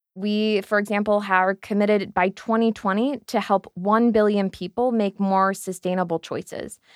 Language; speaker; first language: English; native; English